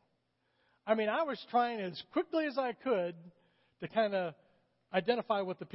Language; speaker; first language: English; native; English